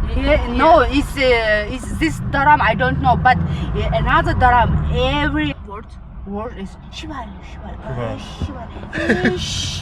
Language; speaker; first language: English; non-native, learner; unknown